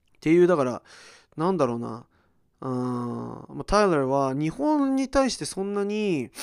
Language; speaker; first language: Japanese; early bilingual, heritage; Japanese